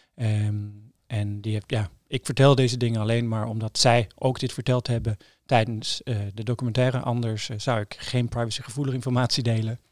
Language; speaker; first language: Dutch; non-native, fluent; Norwegian